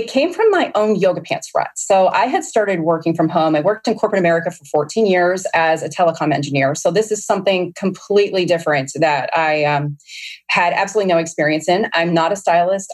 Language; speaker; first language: English; native; English